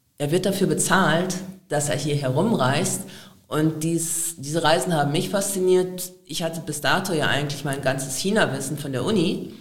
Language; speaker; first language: German; native; German